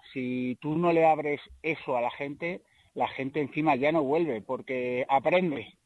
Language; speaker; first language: Spanish; native; Spanish